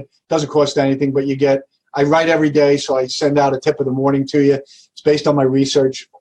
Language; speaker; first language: English; native; English